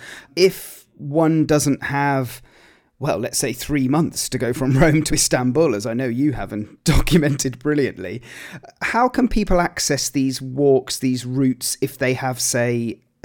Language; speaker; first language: English; native; English